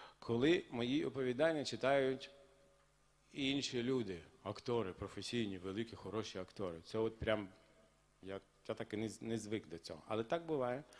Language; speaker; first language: Ukrainian; non-native, local second language; Russian